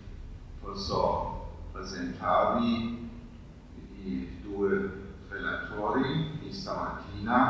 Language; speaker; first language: Italian; non-native, fluent; German